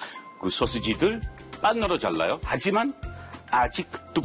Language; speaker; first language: Korean; non-native, learner; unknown